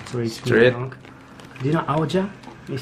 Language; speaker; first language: English; non-native, learner; Japanese